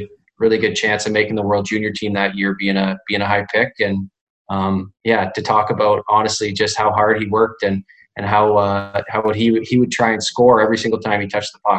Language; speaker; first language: English; native; English